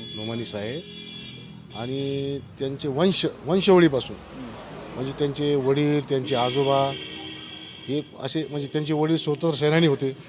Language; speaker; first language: Marathi; non-native, local second language; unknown